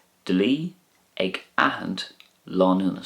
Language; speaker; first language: Irish; non-native, local second language; English